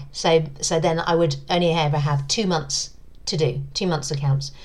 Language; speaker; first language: English; native; English